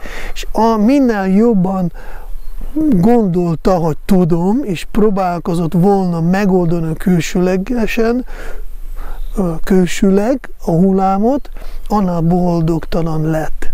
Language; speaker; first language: Hungarian; non-native, fluent; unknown